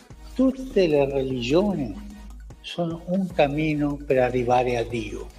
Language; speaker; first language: Italian; non-native, fluent; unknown